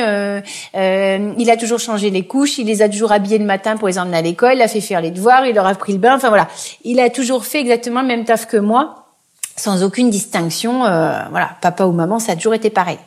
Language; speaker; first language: French; native; French